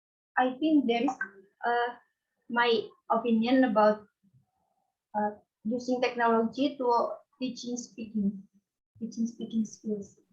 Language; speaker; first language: English; non-native, fluent; Indonesian